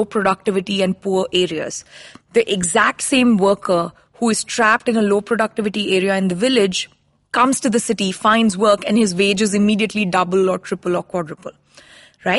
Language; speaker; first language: English; non-native, local second language; Hindi